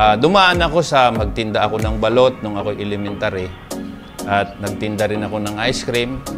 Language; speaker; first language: Filipino; native; Filipino